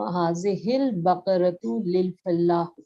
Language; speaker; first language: Arabic; non-native, learner; English